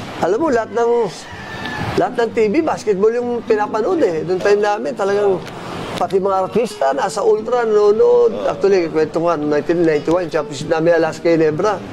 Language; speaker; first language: Filipino; native; Filipino